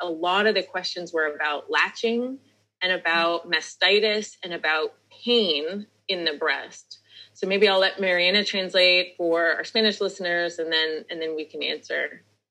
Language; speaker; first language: English; native; English